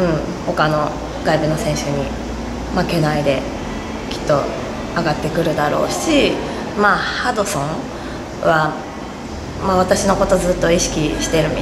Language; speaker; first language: Japanese; native; Japanese